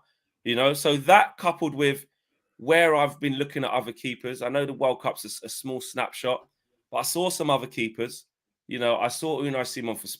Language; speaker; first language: English; native; English